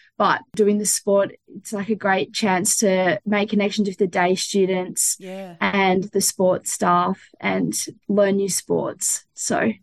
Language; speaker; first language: English; native; English